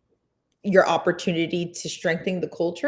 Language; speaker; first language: English; native; English